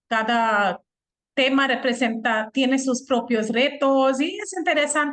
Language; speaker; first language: Spanish; non-native, fluent; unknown